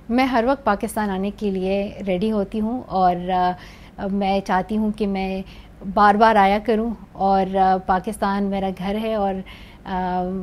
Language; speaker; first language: Urdu; non-native, local second language; Pashto